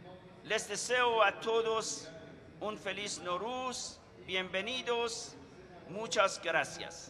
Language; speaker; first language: Spanish; non-native, fluent; Persian